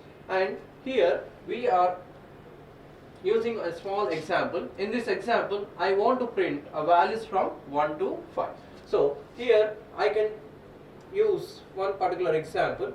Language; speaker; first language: English; non-native, local second language; Telugu